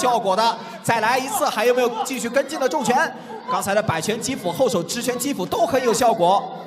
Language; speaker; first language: Chinese; native; Chinese